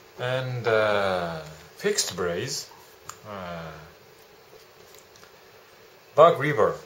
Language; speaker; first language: English; non-native, learner; Japanese